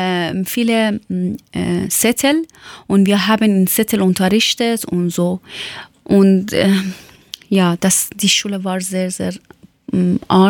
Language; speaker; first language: German; non-native, learner; Persian